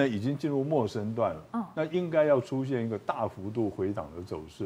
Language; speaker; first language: Chinese; native; Chinese